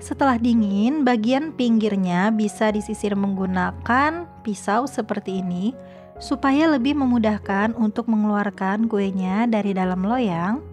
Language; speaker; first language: Indonesian; native; Indonesian